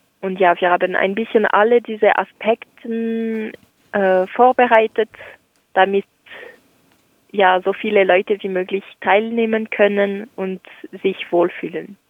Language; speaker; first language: German; non-native, local second language; French